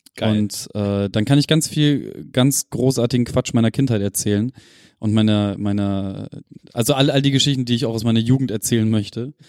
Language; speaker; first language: German; native; German